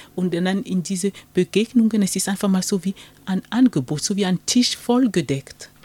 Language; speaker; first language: German; non-native, fluent; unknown